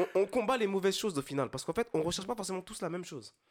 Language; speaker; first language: French; native; French